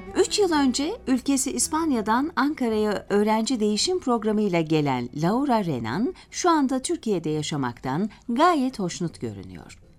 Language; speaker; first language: Turkish; native; Turkish